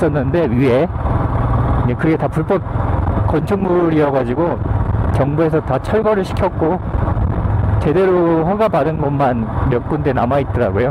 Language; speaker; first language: Korean; native; Korean